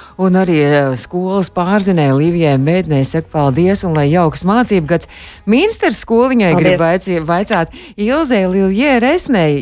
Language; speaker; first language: Latvian; native; Latvian